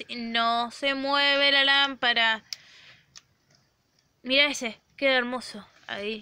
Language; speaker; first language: Spanish; native; Spanish